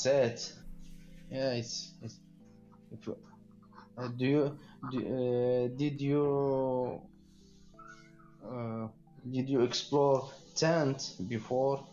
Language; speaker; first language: English; non-native, learner; Arabic